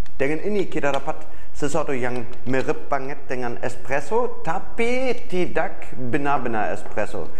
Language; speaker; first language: Indonesian; non-native, fluent; German